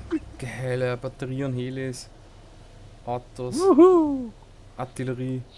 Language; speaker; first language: German; native; German